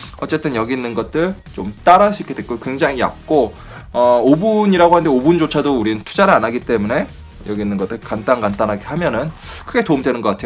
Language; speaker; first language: Korean; native; Korean